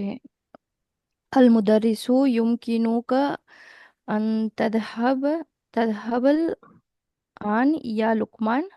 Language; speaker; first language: Arabic; non-native, learner; Urdu